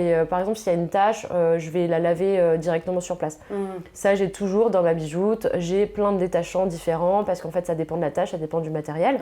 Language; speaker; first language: French; native; French